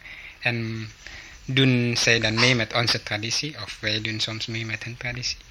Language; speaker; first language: Dutch; early bilingual, heritage; Dutch